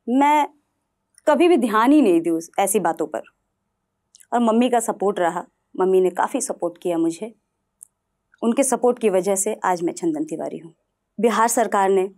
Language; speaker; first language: Hindi; non-native, local second language; Bhojpuri